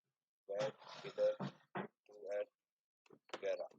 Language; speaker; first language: Swedish; non-native, learner; Urdu